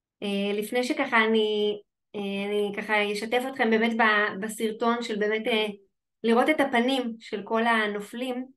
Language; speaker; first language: Hebrew; native; Hebrew